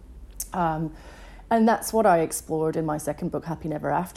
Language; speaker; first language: English; native; English